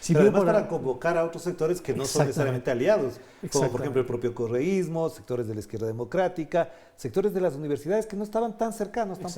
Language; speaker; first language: Spanish; native; Spanish